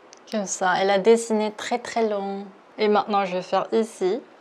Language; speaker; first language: French; non-native, fluent; Korean